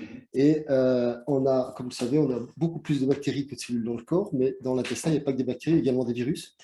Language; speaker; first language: French; native; French